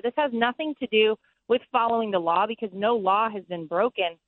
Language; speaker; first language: English; native; English